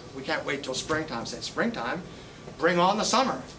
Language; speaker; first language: English; native; English